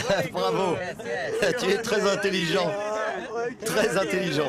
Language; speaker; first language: French; non-native, fluent; Persian